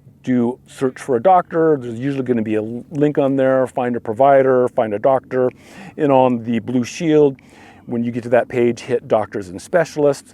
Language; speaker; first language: English; native; English